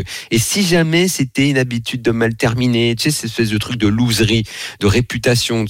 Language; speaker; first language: French; native; French